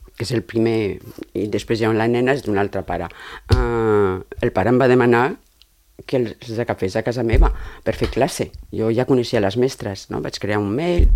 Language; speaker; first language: Catalan; early bilingual, heritage; Catalan